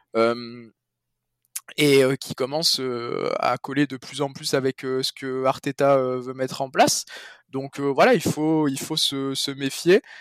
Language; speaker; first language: French; native; French